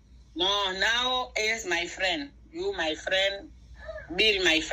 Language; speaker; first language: English; non-native, learner; Fang